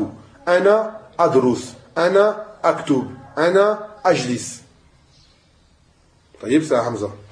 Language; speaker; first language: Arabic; non-native, fluent; French